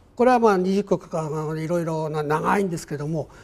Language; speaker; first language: Japanese; native; Japanese